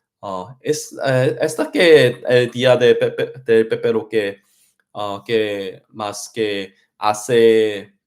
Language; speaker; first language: Spanish; non-native, learner; Korean